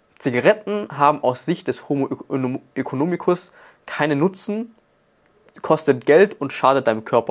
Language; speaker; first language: German; native; German